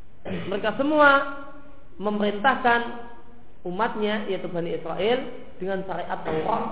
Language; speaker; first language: Indonesian; native; Indonesian